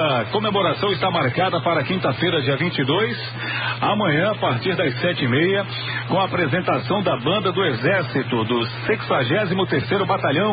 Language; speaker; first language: Portuguese; native; Portuguese